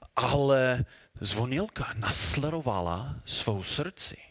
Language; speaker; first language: Czech; non-native, learner; English